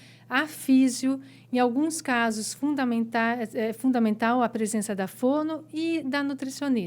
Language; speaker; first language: Portuguese; native; Portuguese